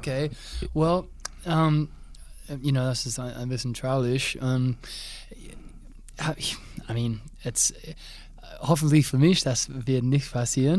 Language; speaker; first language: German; non-native, learner; English